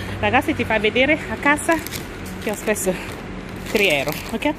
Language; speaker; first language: Italian; non-native, learner; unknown